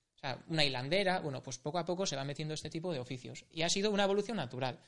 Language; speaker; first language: Spanish; native; Spanish